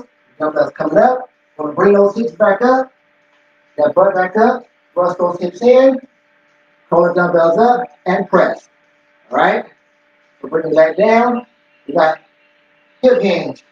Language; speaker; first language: English; native; English